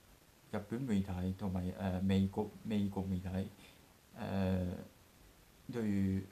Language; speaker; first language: Chinese; non-native, learner; Japanese